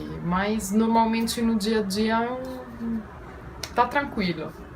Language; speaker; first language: Portuguese; non-native, fluent; Italian